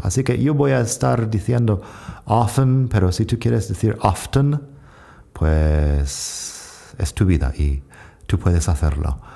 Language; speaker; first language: Spanish; non-native, fluent; English